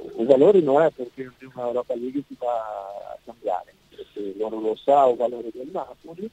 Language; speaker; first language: Italian; non-native, learner; Portuguese